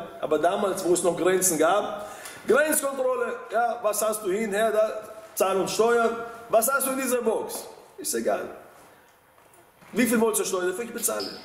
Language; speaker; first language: German; non-native, fluent; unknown